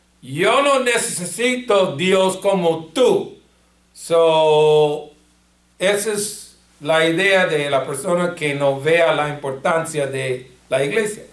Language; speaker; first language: Spanish; non-native, fluent; English